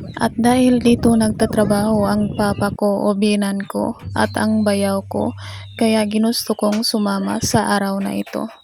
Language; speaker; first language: Filipino; non-native, local second language; Cebuano